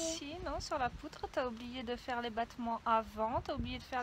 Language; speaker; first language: French; native; French